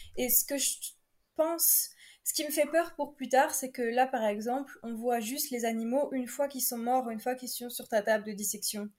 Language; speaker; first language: French; native; French